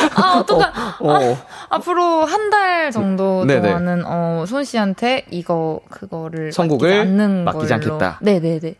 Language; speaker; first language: Korean; native; Korean